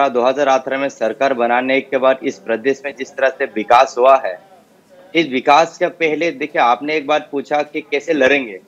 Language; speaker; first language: Hindi; non-native, local second language; Kok Borok